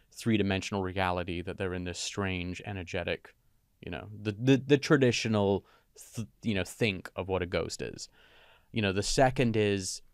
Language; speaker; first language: English; native; English